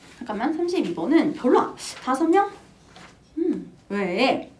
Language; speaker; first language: Korean; native; Korean